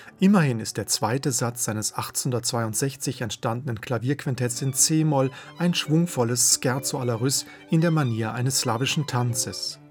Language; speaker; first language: German; native; German